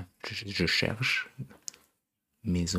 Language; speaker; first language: French; non-native, learner; German